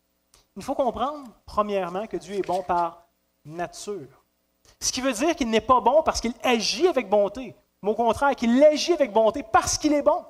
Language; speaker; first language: French; native; French